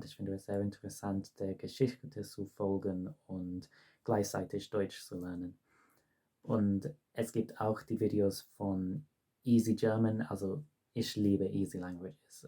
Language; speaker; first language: German; non-native, fluent; English